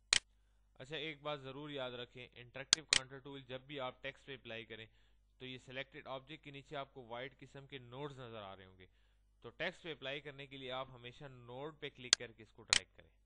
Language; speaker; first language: Urdu; native; Urdu